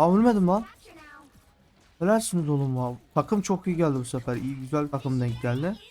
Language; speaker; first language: Turkish; native; Turkish